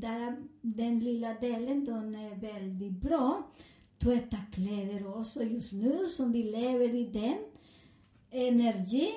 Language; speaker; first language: Swedish; non-native, fluent; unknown